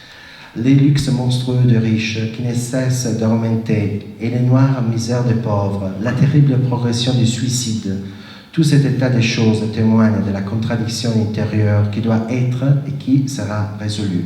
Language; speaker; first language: French; non-native, fluent; Italian